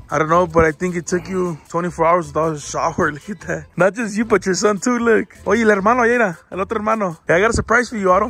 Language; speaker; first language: English; early bilingual, other home language; Spanish